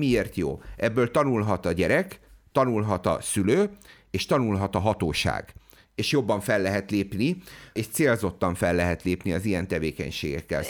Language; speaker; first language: Hungarian; native; Hungarian